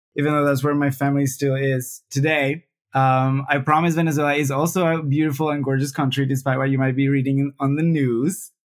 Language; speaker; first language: English; non-native, fluent; Spanish